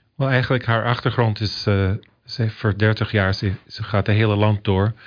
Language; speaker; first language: Dutch; early bilingual, heritage; Dutch